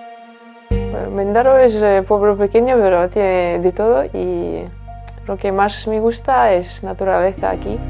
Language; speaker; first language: Spanish; non-native, fluent; Latvian